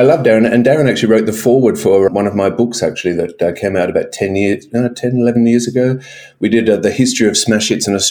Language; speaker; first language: English; native; English